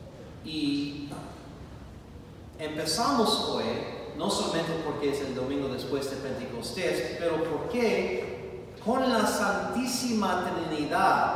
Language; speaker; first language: Spanish; non-native, fluent; English